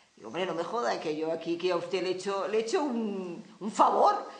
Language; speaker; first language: Spanish; non-native, local second language; Catalan